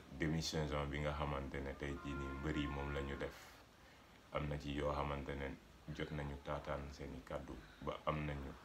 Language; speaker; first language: Wolof; native; Wolof